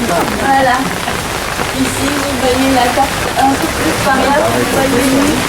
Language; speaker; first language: French; non-native, fluent; Japanese